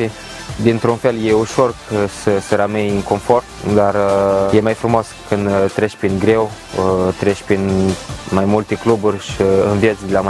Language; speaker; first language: Romanian; early bilingual, heritage; Romanian